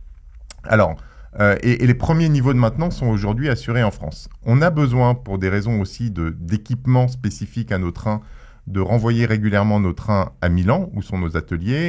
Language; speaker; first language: French; native; French